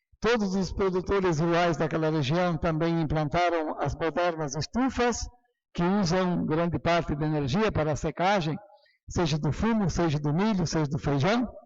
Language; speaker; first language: Portuguese; native; Portuguese